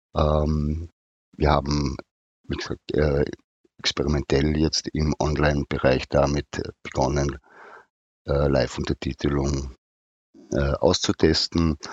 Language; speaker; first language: German; native; German